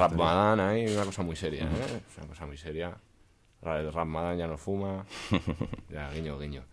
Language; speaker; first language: Spanish; native; Spanish